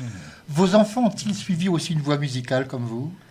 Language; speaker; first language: French; native; French